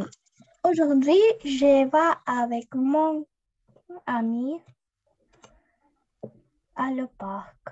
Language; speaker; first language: French; non-native, learner; Russian